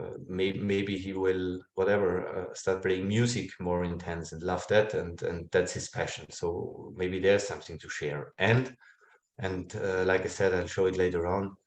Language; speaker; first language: English; non-native, fluent; German